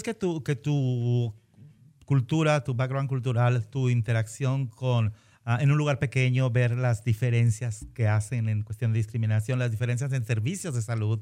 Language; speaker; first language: Spanish; native; Spanish